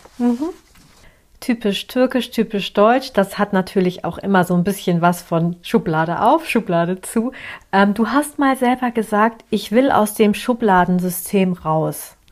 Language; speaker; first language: German; early bilingual, other home language; Turkish